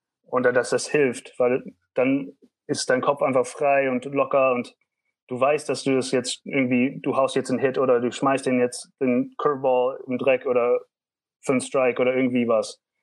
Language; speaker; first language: German; early bilingual, heritage; German